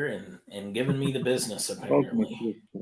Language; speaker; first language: English; native; English